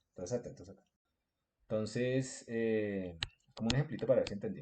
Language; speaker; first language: Spanish; native; Spanish